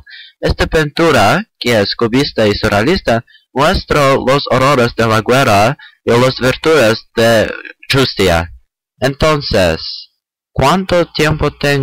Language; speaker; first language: Spanish; non-native, learner; English